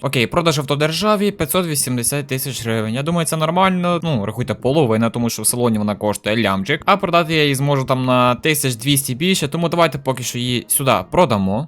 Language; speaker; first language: Ukrainian; native; Ukrainian